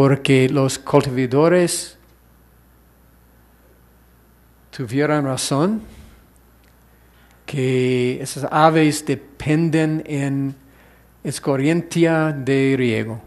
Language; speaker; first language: Spanish; non-native, fluent; English